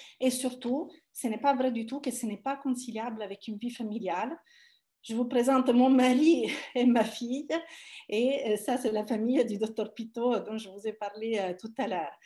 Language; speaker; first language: French; non-native, fluent; Italian